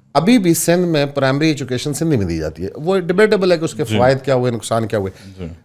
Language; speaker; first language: Urdu; non-native, local second language; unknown